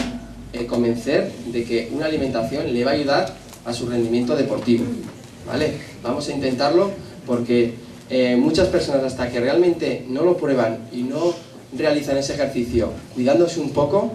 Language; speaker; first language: Spanish; native; Spanish